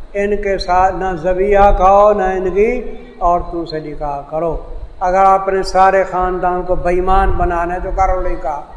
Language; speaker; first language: Urdu; non-native, local second language; Saraiki